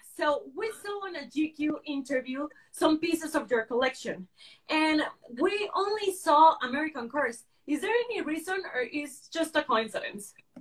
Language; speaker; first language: English; non-native, fluent; Spanish